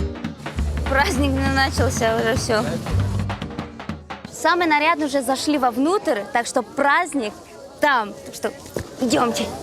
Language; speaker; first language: Russian; native; Russian